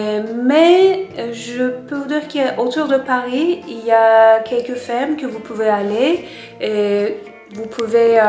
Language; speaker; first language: French; non-native, fluent; Turkish